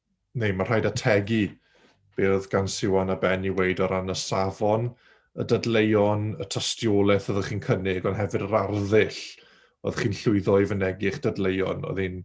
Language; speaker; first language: Welsh; native; Welsh